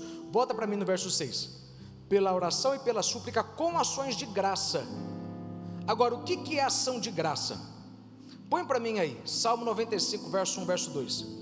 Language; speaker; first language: Portuguese; native; Portuguese